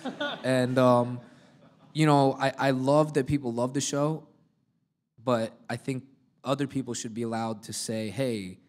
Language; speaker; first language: English; native; English